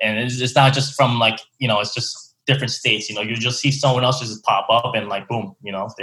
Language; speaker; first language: English; native; English